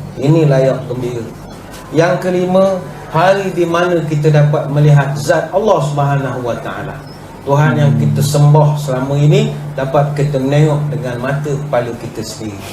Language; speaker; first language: Malay; native; Malay